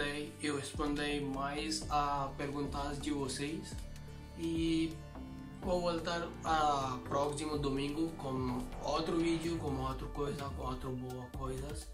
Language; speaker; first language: Portuguese; non-native, learner; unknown